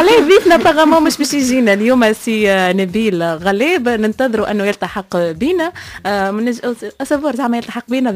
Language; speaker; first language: Arabic; native; Arabic